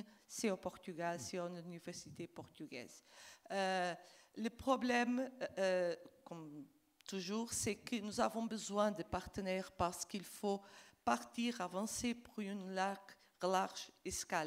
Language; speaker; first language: French; non-native, fluent; Portuguese